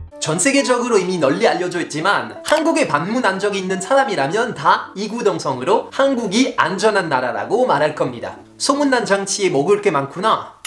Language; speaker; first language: Korean; non-native, fluent; French